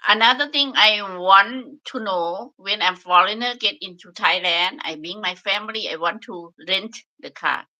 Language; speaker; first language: English; non-native, learner; Thai